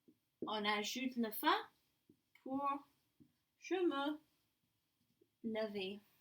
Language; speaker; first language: French; non-native, fluent; English